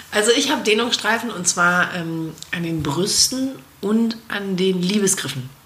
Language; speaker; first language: German; native; German